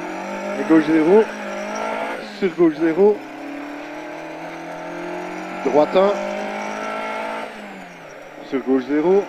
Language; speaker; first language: French; native; French